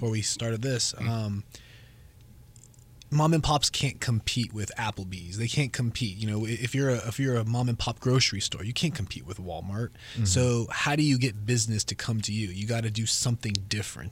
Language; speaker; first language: English; native; English